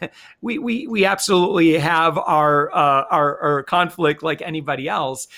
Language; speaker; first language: English; native; English